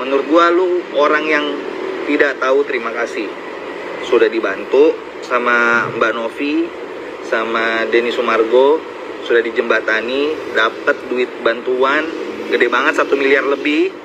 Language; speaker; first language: Indonesian; native; Indonesian